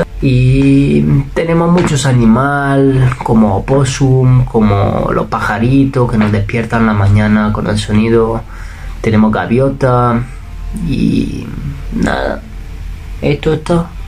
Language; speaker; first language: Spanish; non-native, fluent; Italian